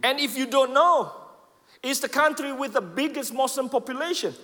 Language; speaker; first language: English; non-native, fluent; Indonesian